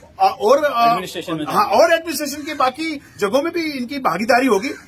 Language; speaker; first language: Hindi; native; Hindi